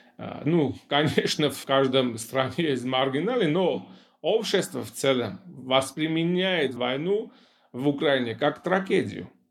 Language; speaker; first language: Russian; non-native, local second language; Armenian